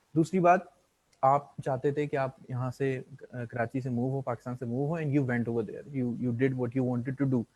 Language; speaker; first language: Urdu; native; Urdu